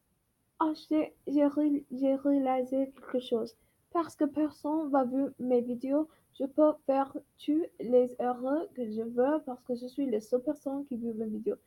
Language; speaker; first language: French; non-native, learner; English